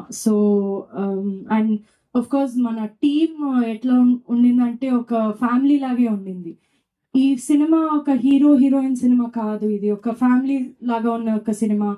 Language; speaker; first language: Telugu; non-native, fluent; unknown